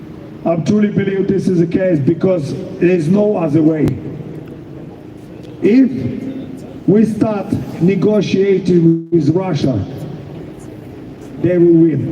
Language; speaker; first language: English; non-native, fluent; Ukrainian